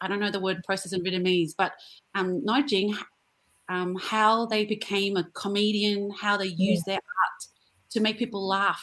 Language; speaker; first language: English; early bilingual, other home language; Vietnamese